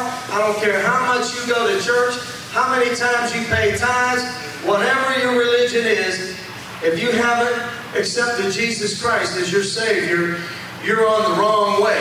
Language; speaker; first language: English; native; English